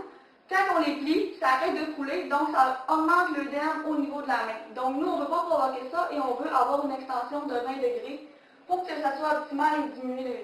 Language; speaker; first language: French; native; French